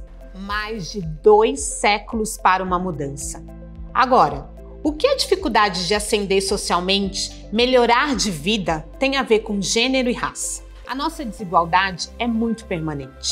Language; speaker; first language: Portuguese; native; Portuguese